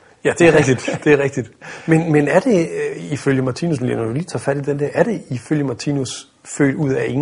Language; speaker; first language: Danish; native; Danish